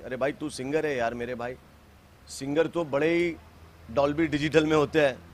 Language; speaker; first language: Hindi; native; Hindi